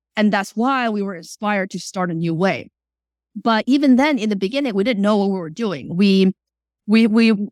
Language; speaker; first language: English; early bilingual, other home language; Chinese